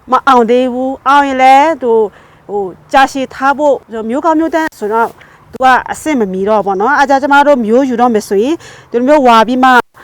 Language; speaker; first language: Burmese; non-native, local second language; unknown